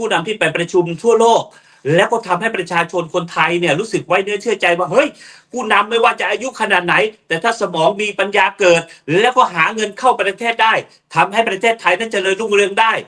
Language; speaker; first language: Thai; native; Thai